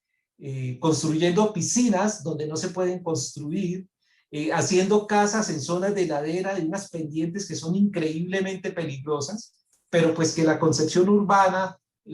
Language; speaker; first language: Spanish; native; Spanish